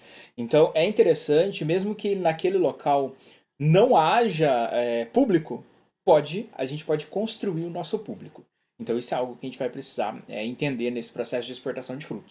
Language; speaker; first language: Portuguese; native; Portuguese